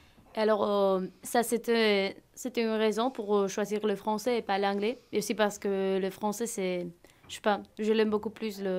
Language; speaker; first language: French; non-native, fluent; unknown